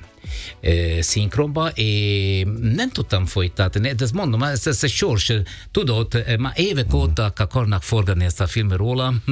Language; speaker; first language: Hungarian; non-native, fluent; Italian